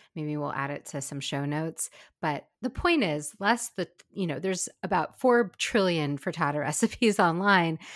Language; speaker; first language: English; early bilingual, other home language; Ukrainian